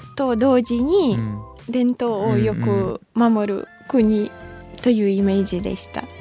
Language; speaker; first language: Japanese; non-native, fluent; Ukrainian